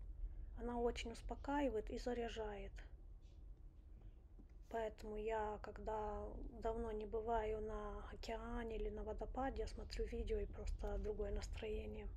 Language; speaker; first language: Russian; non-native, local second language; Romanian